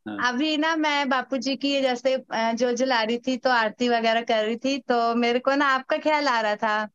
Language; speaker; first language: Hindi; native; Hindi